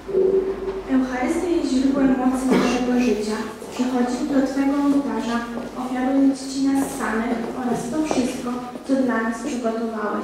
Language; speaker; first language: Polish; native; Polish